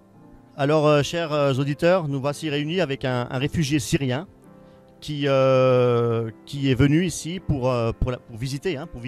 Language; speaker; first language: French; native; French